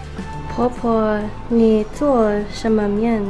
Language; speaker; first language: Chinese; non-native, fluent; English